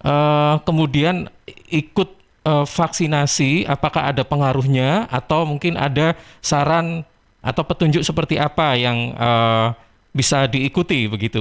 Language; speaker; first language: Indonesian; native; Indonesian